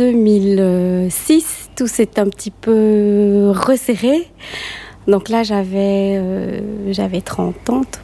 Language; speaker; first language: French; native; French